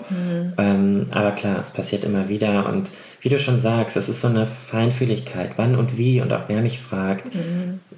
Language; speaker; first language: German; native; German